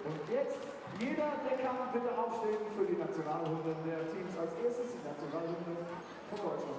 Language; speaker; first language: German; native; German